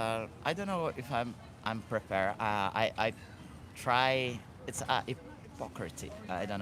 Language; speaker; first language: English; non-native, learner; Portuguese